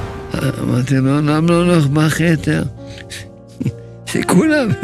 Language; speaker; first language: Hebrew; early bilingual, other home language; Arabic